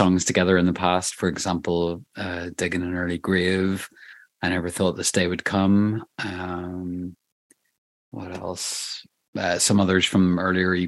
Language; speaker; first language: English; native; English